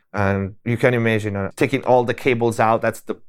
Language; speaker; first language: English; non-native, fluent; Italian